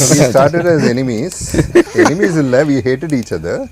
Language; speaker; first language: English; non-native, local second language; Telugu